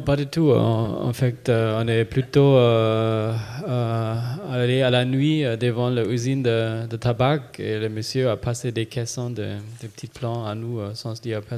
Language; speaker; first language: French; non-native, fluent; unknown